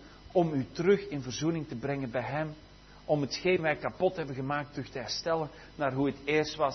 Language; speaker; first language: Dutch; native; Dutch